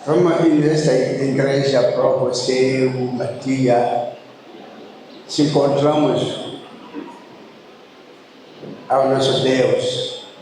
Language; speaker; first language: Portuguese; non-native, learner; Lingala